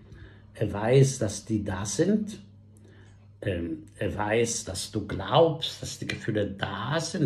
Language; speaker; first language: German; non-native, fluent; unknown